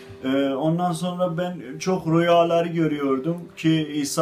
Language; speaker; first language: Turkish; non-native, learner; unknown